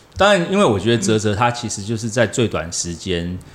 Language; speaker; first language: Chinese; native; Chinese